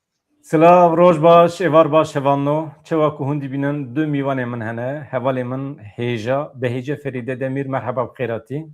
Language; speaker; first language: Kurdish; native; Kurdish